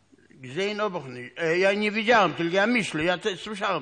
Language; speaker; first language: Polish; non-native, local second language; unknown